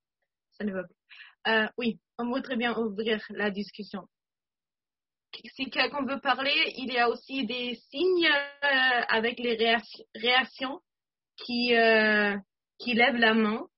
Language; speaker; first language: French; non-native, fluent; German